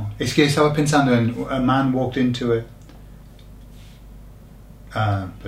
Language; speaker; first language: Spanish; non-native, fluent; English